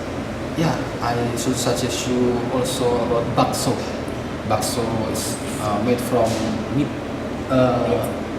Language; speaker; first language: English; non-native, fluent; Indonesian